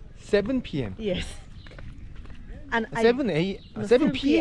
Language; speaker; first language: English; non-native, learner; Korean